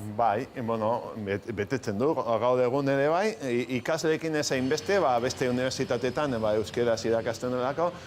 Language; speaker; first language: Basque; non-native, local second language; Spanish